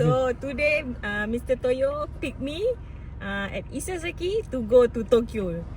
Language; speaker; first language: English; non-native, learner; Malay